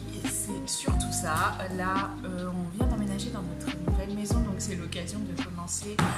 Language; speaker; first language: French; native; French